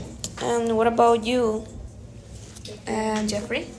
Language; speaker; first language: English; non-native, learner; Spanish